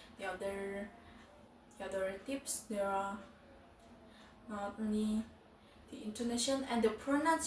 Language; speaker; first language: English; non-native, fluent; Indonesian